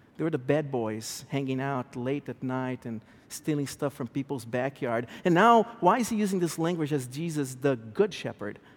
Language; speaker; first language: English; non-native, fluent; Portuguese